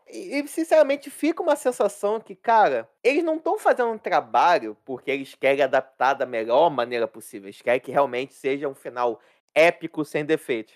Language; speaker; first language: Portuguese; native; Portuguese